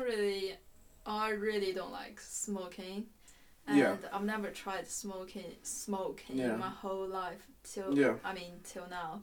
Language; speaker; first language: English; non-native, fluent; Chinese